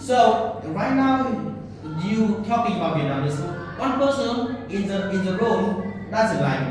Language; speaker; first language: English; non-native, learner; Vietnamese